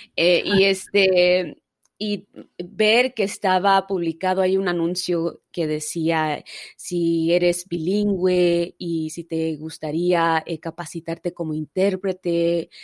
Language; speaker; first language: Spanish; early bilingual, heritage; Spanish